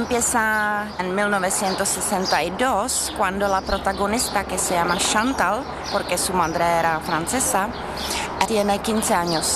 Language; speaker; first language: Spanish; non-native, fluent; Czech